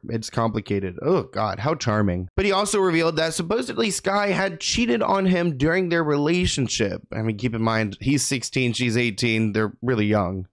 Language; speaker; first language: English; native; English